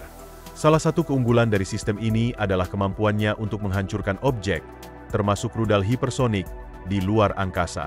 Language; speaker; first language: Indonesian; native; Indonesian